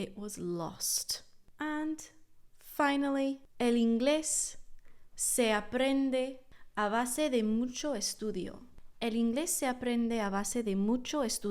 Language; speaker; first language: Spanish; non-native, fluent; English